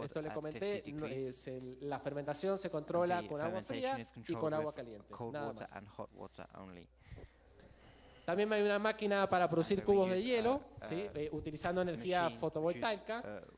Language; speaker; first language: Spanish; native; Spanish